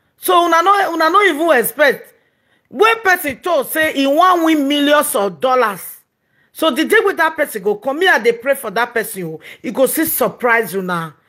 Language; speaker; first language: Nigerian Pidgin; non-native, local second language; Yoruba